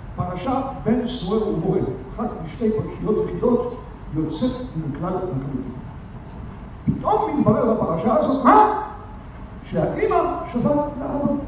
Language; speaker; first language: Hebrew; native; Hebrew